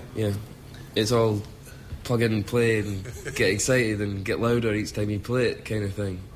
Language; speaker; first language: English; native; English